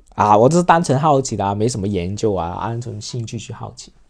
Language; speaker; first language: Chinese; non-native, local second language; Cantonese